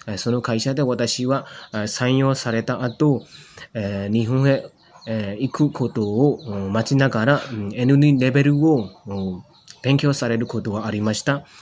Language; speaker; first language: Japanese; non-native, learner; Burmese